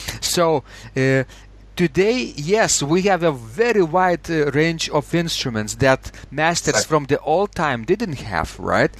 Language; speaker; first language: English; non-native, fluent; Lithuanian